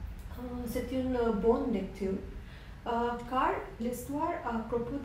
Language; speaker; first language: French; non-native, learner; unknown